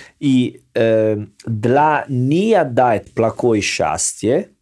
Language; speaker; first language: Russian; non-native, learner; Italian